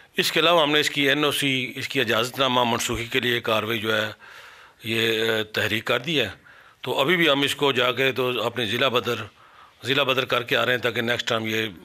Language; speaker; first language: Urdu; native; Urdu